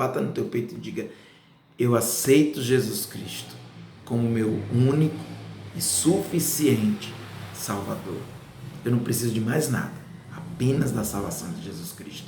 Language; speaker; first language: Portuguese; native; Portuguese